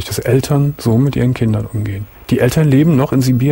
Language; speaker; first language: German; native; German